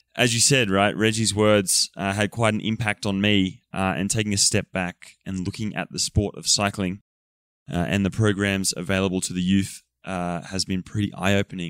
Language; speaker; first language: English; native; English